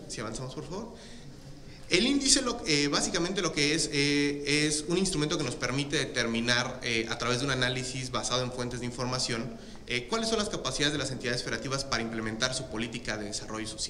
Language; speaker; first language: Spanish; native; Spanish